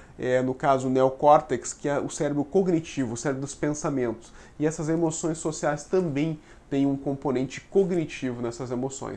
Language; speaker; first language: Portuguese; native; Portuguese